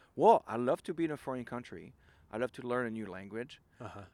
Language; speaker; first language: English; non-native, fluent; French